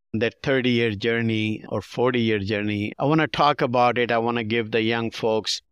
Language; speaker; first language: English; non-native, local second language; Urdu